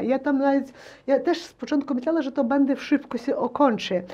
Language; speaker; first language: Polish; non-native, learner; Ukrainian